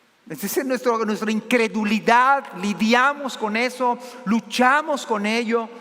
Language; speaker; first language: Spanish; native; Spanish